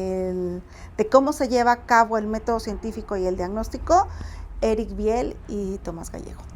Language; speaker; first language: Spanish; native; Spanish